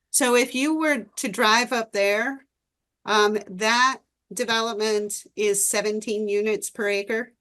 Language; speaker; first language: English; native; English